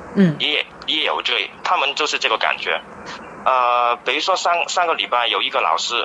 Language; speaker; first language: Chinese; non-native, fluent; Cantonese